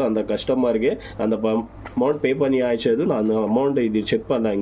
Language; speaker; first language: Tamil; non-native, learner; Kannada